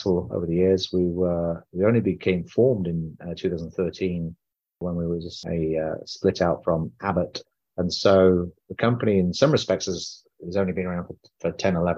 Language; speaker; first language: English; native; English